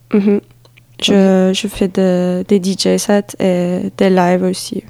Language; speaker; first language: French; non-native, fluent; Turkish